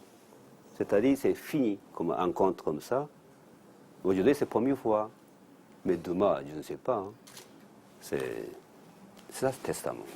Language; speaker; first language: French; non-native, learner; Japanese